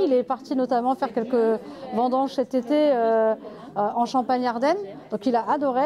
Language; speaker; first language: French; native; French